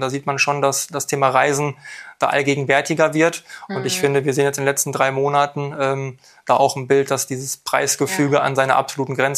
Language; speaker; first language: German; native; German